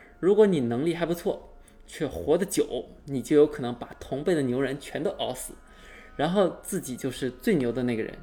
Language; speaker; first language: Chinese; native; Chinese